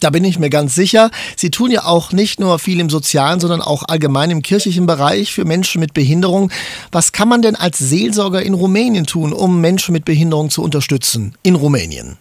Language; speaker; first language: German; native; German